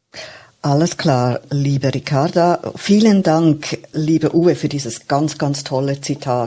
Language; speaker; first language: German; native; German